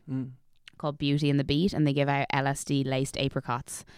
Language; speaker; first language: English; native; English